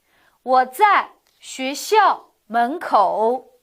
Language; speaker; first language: Chinese; non-native, fluent; Uyghur